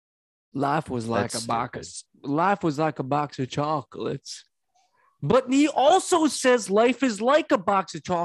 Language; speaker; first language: English; native; English